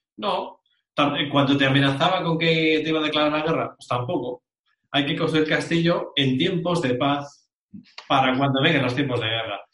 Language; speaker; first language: Spanish; native; Spanish